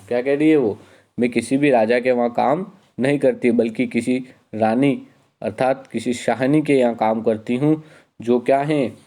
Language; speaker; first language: Hindi; native; Hindi